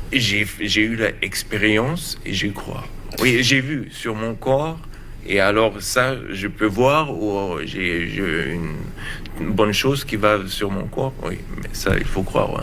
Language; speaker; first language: French; non-native, learner; German